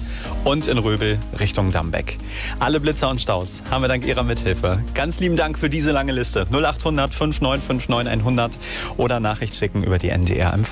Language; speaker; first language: German; native; German